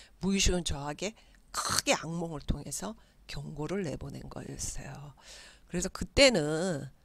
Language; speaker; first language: Korean; native; Korean